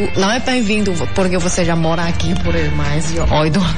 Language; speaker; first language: Portuguese; non-native, fluent; Chinese